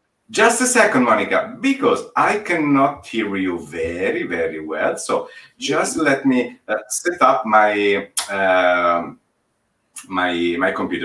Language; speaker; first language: English; non-native, fluent; Italian